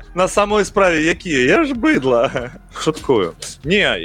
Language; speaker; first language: Belarusian; non-native, local second language; Russian